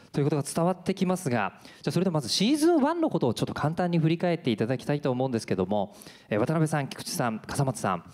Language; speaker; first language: Japanese; native; Japanese